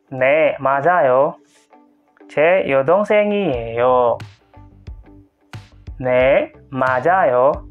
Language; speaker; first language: Korean; non-native, fluent; Indonesian